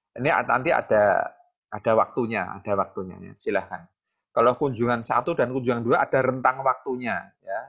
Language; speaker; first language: Indonesian; non-native, local second language; Javanese